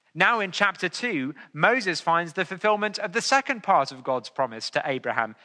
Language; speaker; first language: English; native; English